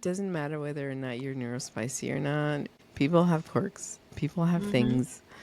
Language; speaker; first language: English; early bilingual, other home language; Spanish